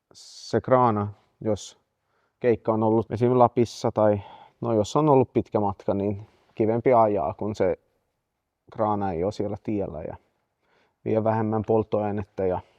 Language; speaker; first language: Finnish; non-native, fluent; Swedish